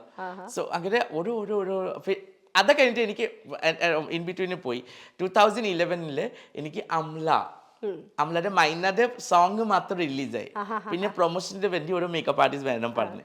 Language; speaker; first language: Malayalam; non-native, fluent; Assamese